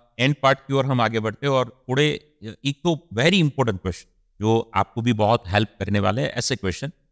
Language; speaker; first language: Hindi; non-native, local second language; Gujarati